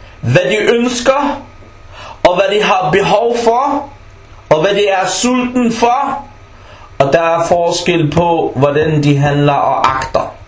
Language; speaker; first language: Danish; early bilingual, other home language; Arabic